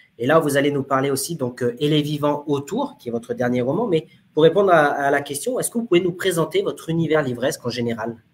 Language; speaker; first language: French; native; French